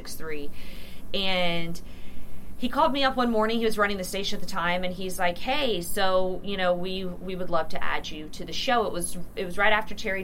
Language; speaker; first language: English; native; English